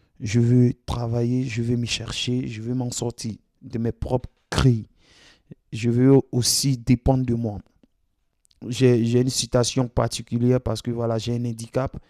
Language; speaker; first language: French; non-native, local second language; Dyula